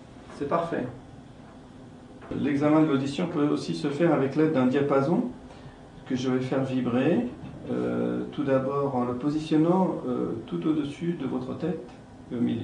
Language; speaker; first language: French; native; French